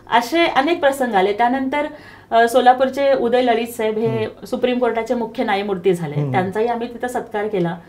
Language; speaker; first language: Marathi; non-native, local second language; Telugu